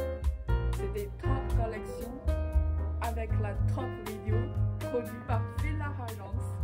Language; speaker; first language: French; non-native, fluent; Chinese